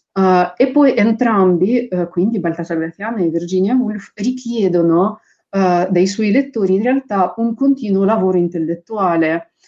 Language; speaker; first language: Italian; non-native, fluent; Russian